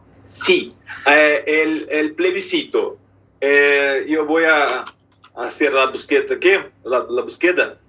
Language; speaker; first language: Spanish; non-native, fluent; Portuguese